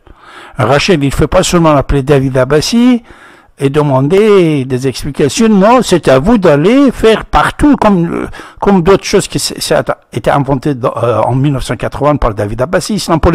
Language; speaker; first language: French; non-native, fluent; Persian